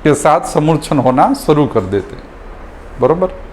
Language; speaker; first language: Hindi; non-native, local second language; Gujarati